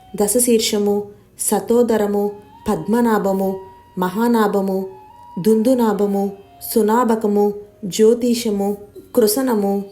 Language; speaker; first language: Telugu; native; Telugu